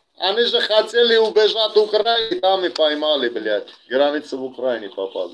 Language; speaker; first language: Russian; native; Russian